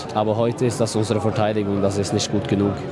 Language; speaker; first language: German; non-native, fluent; Norwegian